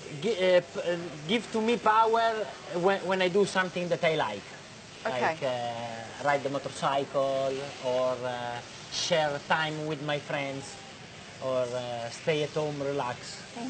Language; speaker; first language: English; non-native, learner; Italian